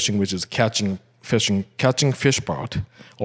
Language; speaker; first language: English; non-native, fluent; Japanese